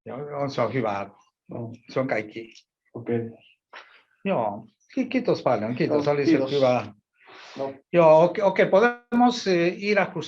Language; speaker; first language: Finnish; non-native, learner; Spanish